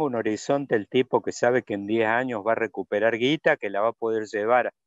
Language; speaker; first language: Spanish; native; Spanish